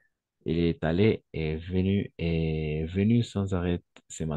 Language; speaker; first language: French; non-native, fluent; Spanish